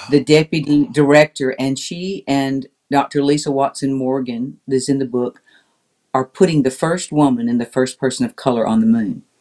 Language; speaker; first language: English; native; English